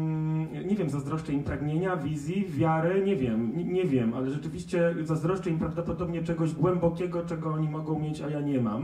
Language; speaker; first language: Polish; native; Polish